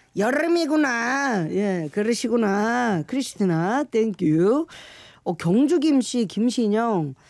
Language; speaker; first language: Korean; native; Korean